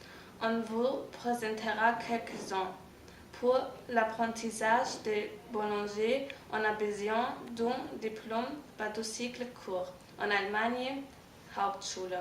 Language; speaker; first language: French; non-native, learner; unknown